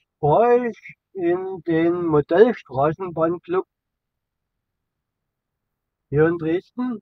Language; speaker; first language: German; native; German